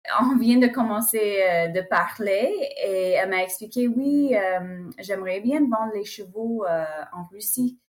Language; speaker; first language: French; non-native, fluent; English